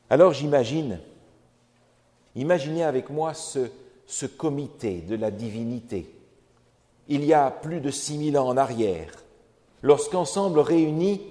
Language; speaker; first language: French; native; French